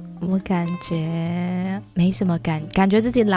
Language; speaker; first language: Chinese; native; Chinese